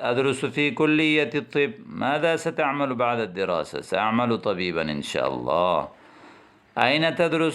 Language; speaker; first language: Arabic; non-native, fluent; Urdu